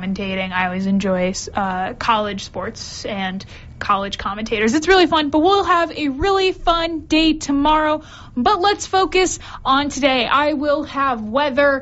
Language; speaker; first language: English; native; English